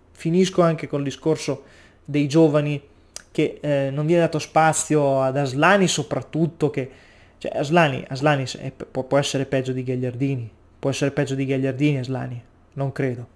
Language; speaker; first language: Italian; native; Italian